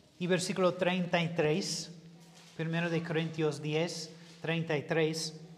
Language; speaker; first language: Spanish; non-native, learner; English